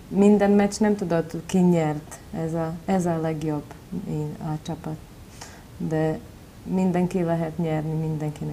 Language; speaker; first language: Hungarian; non-native, learner; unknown